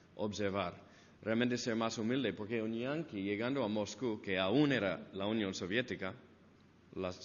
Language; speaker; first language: Spanish; non-native, fluent; English